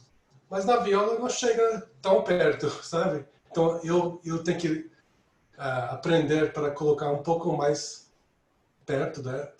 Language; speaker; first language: Portuguese; non-native, fluent; English